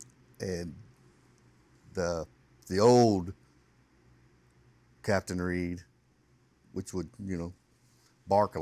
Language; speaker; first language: English; native; English